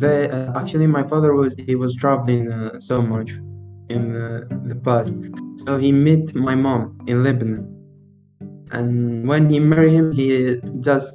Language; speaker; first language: English; non-native, learner; Arabic